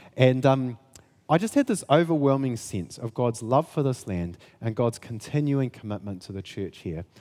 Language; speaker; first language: English; native; English